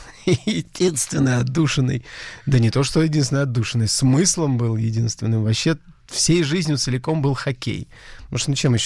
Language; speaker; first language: Russian; native; Russian